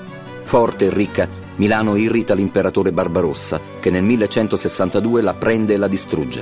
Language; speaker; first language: Italian; native; Italian